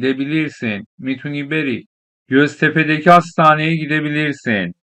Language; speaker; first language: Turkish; non-native, fluent; Persian